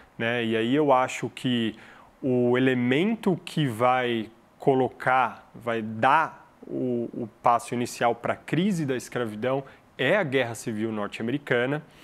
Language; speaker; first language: Portuguese; early bilingual, other home language; Arabic